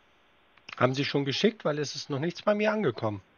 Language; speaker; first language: German; native; German